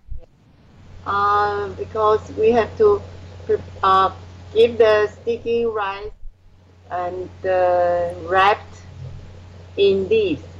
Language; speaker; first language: English; non-native, learner; Chinese